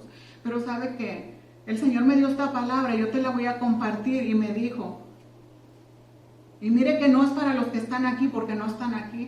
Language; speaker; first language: Spanish; native; Spanish